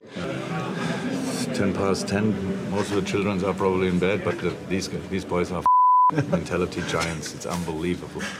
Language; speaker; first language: English; non-native, fluent; German